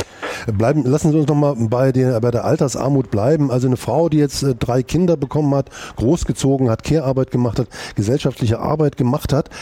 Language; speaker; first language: German; native; German